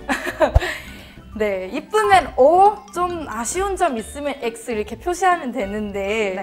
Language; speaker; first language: Korean; non-native, fluent; Thai